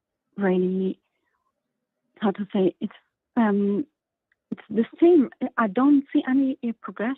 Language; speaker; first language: English; non-native, learner; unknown